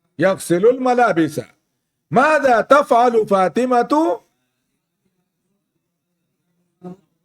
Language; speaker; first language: Arabic; non-native, fluent; Urdu